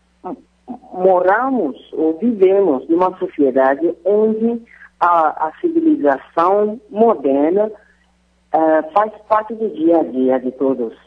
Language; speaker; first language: Portuguese; non-native, fluent; Yoruba